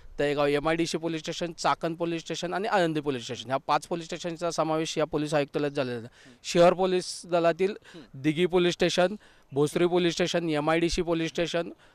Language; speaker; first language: Marathi; native; Marathi